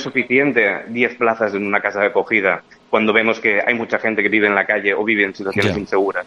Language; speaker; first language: Spanish; native; Spanish